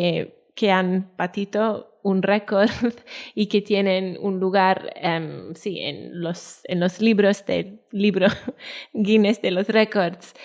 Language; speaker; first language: Spanish; non-native, fluent; Welsh